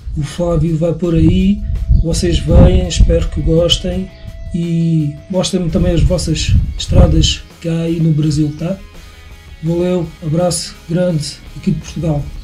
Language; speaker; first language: Portuguese; native; Portuguese